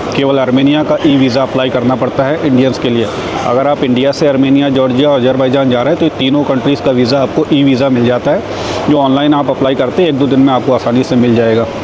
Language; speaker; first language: Hindi; native; Hindi